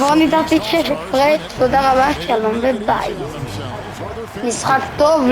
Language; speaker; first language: Hebrew; native; Hebrew